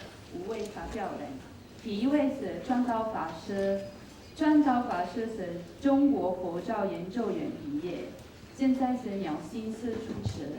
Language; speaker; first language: Chinese; non-native, fluent; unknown